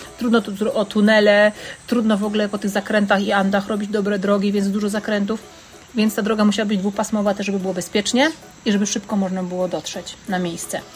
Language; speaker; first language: Polish; native; Polish